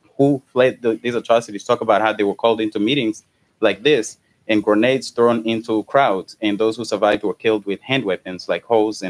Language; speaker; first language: English; non-native, local second language; Kinyarwanda